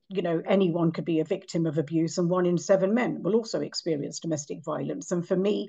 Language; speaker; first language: English; native; English